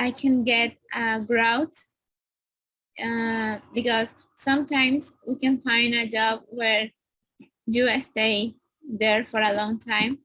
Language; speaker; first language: English; non-native, learner; Spanish